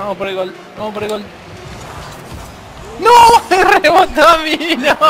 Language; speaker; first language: Spanish; native; Spanish